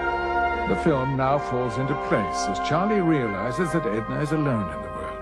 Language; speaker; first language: English; native; English